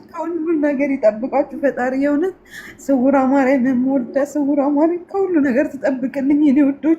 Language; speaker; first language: Amharic; native; Amharic